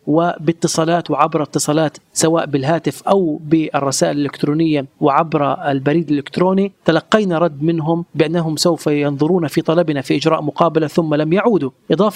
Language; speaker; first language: Arabic; native; Arabic